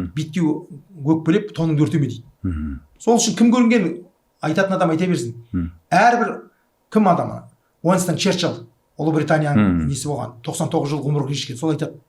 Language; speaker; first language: Kazakh; native; Kazakh